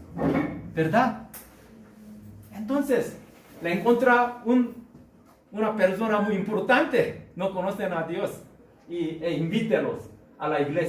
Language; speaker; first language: Spanish; non-native, learner; Korean